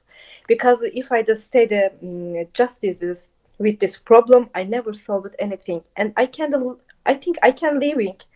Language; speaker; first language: English; non-native, local second language; Turkish